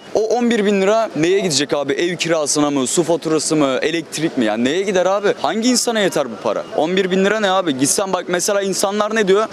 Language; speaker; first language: Turkish; native; Turkish